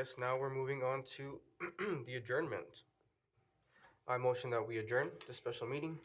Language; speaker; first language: English; native; English